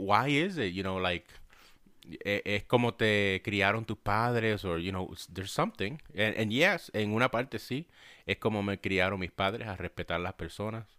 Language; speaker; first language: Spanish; early bilingual, heritage; Spanish